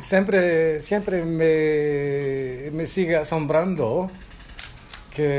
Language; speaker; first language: Spanish; non-native, fluent; German